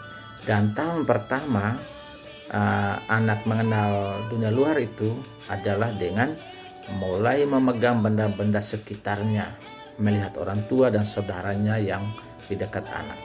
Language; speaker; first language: Indonesian; native; Indonesian